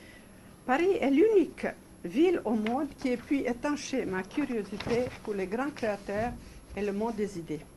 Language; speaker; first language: French; non-native, fluent; Serbian